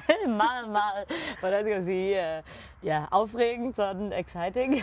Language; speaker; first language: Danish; early bilingual, heritage; German